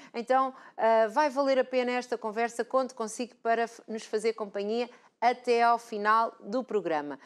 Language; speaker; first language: Portuguese; native; Portuguese